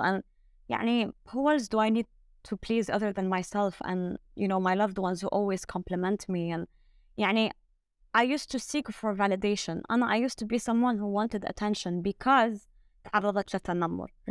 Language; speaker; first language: English; early bilingual, other home language; French